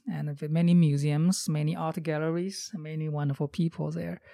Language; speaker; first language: English; non-native, fluent; Chinese